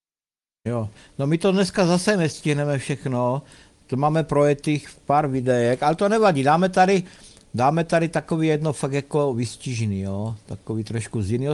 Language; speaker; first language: Czech; native; Czech